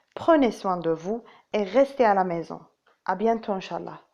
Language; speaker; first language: French; non-native, local second language; Arabic